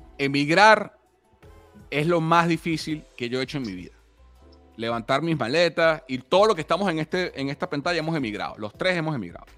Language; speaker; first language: Spanish; native; Spanish